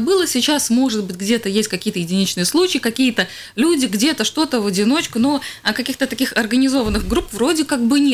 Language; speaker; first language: Russian; native; Russian